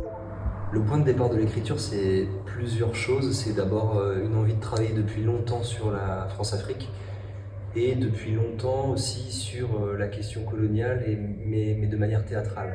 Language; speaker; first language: French; native; French